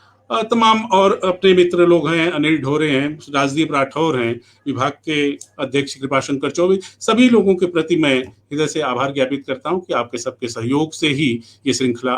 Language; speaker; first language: Hindi; native; Hindi